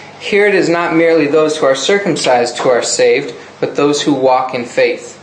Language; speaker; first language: English; native; English